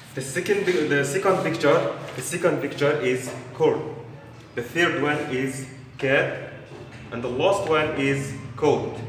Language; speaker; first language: English; non-native, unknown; Arabic